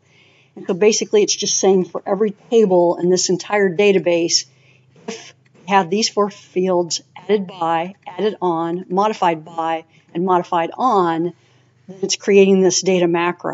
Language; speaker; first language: English; native; English